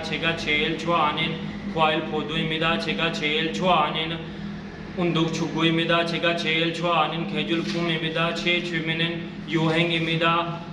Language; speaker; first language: Korean; non-native, learner; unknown